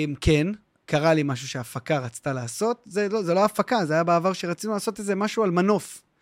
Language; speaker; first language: Hebrew; native; Hebrew